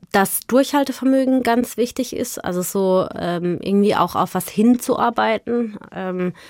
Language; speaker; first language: German; native; German